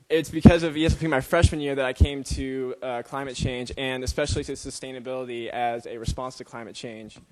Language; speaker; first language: English; native; English